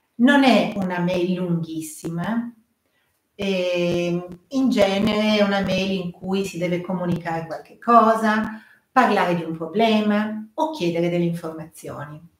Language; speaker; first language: Italian; native; Italian